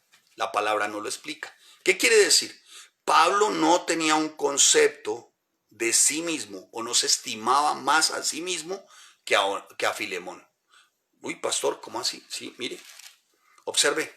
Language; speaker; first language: Spanish; native; Spanish